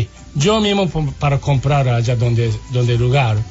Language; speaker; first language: Spanish; non-native, learner; Japanese